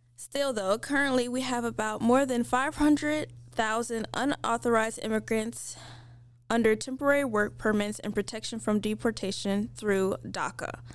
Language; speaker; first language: English; native; English